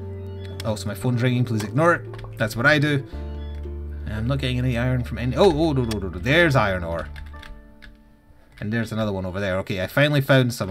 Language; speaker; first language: English; native; English